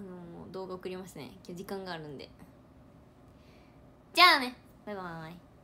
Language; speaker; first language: Japanese; native; Japanese